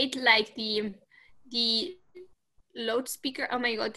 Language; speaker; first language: English; non-native, learner; Spanish